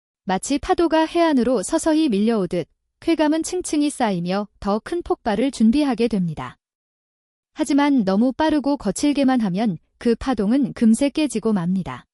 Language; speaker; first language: Korean; native; Korean